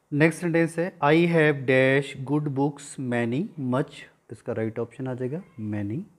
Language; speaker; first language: Hindi; non-native, local second language; Punjabi